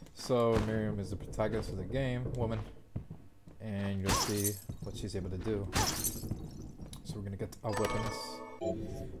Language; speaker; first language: English; native; English